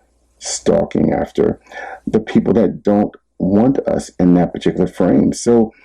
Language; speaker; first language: English; native; English